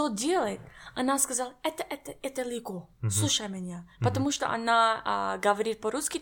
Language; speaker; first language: Russian; non-native, learner; English